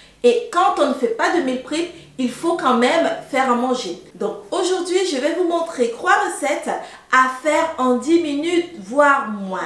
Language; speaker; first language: French; native; French